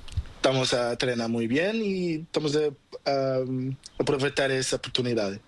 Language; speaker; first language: Spanish; non-native, learner; Portuguese